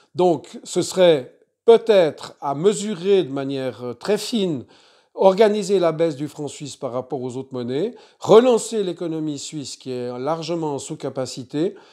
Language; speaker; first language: French; native; French